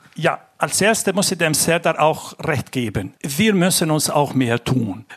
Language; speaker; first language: German; non-native, fluent; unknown